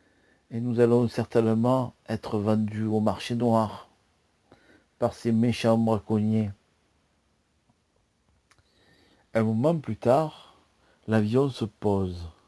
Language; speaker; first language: French; native; French